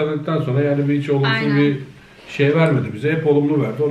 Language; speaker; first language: Turkish; native; Turkish